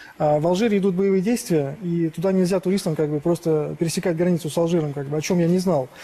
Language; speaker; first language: Russian; native; Russian